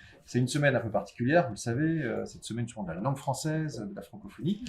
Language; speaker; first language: French; native; French